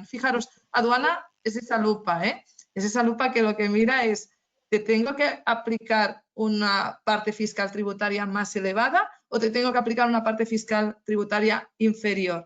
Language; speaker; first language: Spanish; native; Spanish